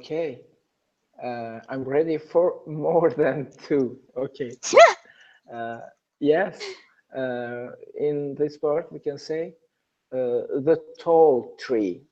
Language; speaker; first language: English; non-native, learner; Persian